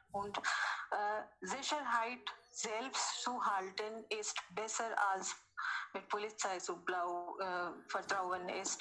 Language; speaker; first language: German; non-native, learner; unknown